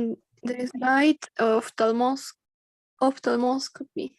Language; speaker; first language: English; non-native, learner; Spanish